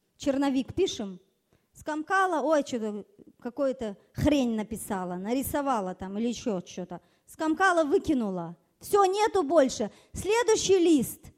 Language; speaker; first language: Russian; early bilingual, other home language; German